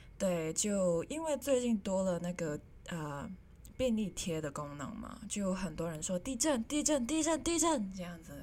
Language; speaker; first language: Chinese; non-native, local second language; Cantonese